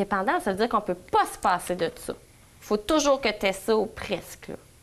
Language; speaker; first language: French; native; French